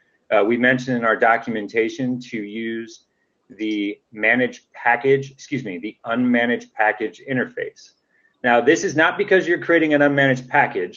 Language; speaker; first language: English; native; English